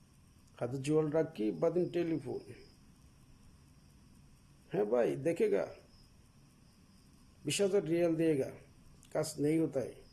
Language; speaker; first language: Hindi; non-native, learner; Bangla